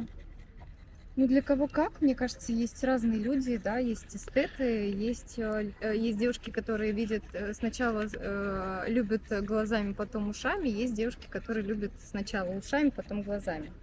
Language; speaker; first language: Russian; native; Russian